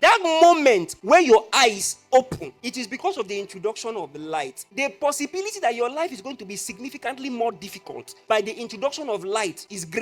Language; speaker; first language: English; non-native, local second language; Yoruba